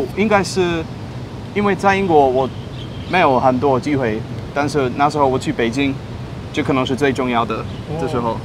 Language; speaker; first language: Chinese; non-native, fluent; English